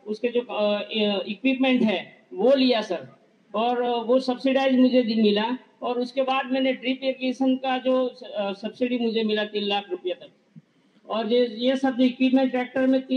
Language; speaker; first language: Hindi; non-native, local second language; Gujarati